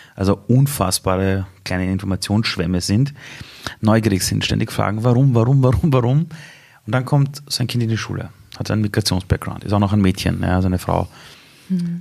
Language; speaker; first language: German; early bilingual, other home language; Persian